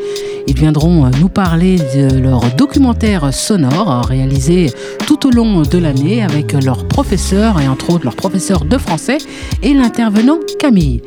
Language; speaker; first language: French; native; French